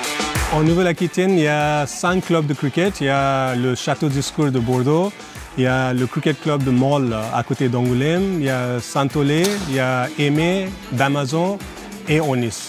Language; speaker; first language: French; non-native, fluent; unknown